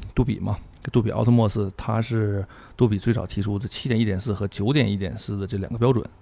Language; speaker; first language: Chinese; native; Chinese